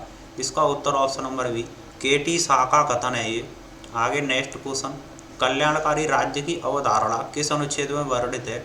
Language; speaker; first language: Hindi; native; Hindi